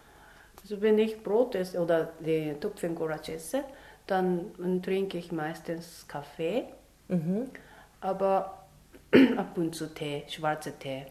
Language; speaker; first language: German; non-native, fluent; Japanese